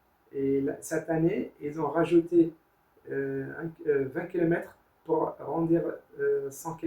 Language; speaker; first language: French; non-native, learner; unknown